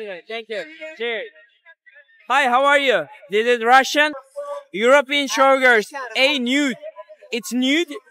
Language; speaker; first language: English; non-native, learner; Turkish